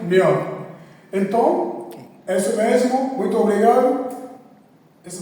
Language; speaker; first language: Portuguese; non-native, fluent; Hindi